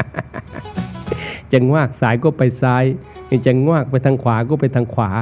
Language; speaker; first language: Thai; non-native, local second language; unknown